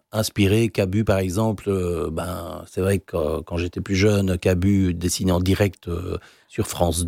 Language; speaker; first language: French; native; French